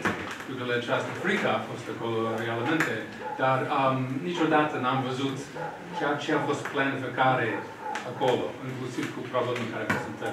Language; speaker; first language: Romanian; non-native, fluent; English